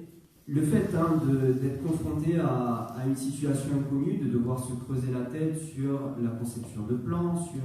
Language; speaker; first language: French; native; French